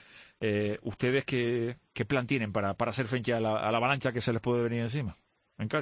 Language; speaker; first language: Spanish; native; Spanish